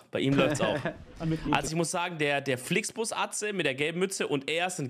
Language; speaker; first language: German; native; German